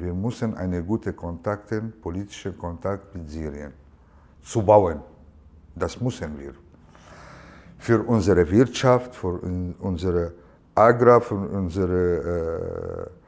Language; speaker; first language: German; non-native, learner; Arabic